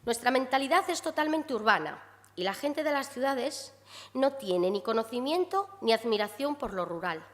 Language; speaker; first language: Spanish; non-native, local second language; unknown